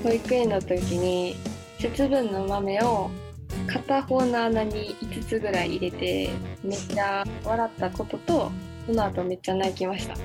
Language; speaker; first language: Japanese; native; Japanese